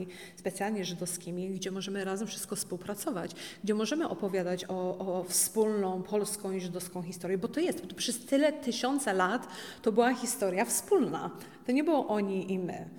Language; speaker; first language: Polish; early bilingual, heritage; Polish